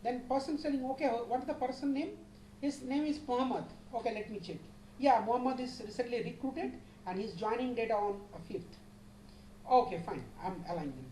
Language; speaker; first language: English; non-native, local second language; Bangla